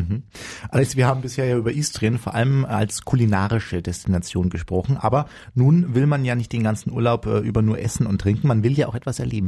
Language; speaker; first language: German; native; German